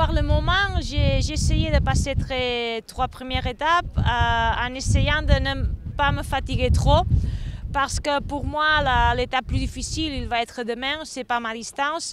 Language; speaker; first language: French; non-native, fluent; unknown